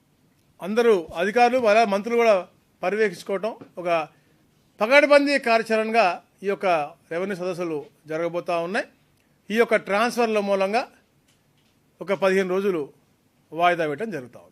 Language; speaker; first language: Telugu; native; Telugu